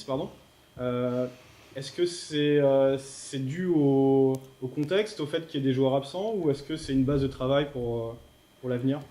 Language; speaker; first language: French; native; French